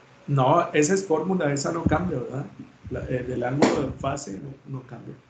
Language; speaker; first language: Spanish; native; Spanish